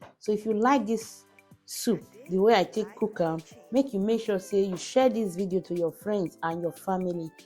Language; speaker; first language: Nigerian Pidgin; non-native, local second language; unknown